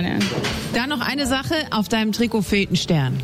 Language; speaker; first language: German; native; German